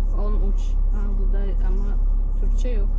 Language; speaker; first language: Turkish; non-native, learner; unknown